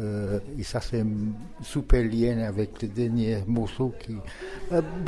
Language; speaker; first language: French; non-native, learner; English